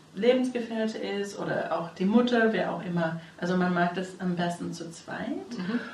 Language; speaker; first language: German; non-native, fluent; English